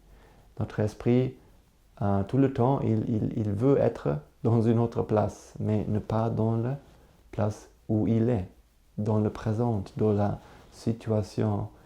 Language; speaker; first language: French; non-native, learner; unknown